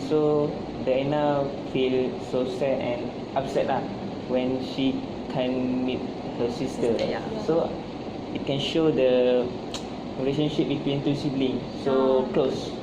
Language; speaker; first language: English; non-native, local second language; Malay